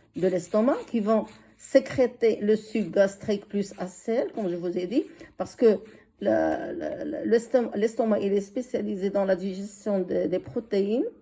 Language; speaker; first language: French; non-native, local second language; Arabic